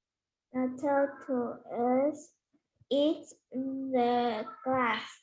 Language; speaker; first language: English; non-native, learner; Vietnamese